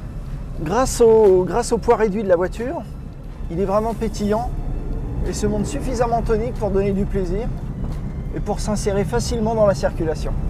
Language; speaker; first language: French; native; French